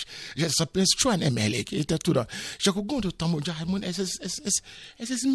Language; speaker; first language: Hungarian; non-native, fluent; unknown